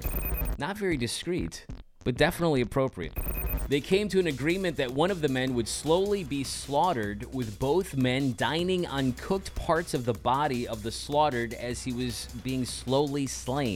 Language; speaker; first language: English; native; English